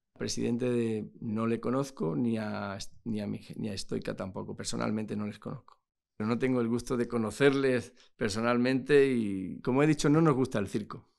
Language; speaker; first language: Spanish; native; Spanish